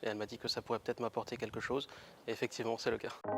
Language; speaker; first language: French; native; French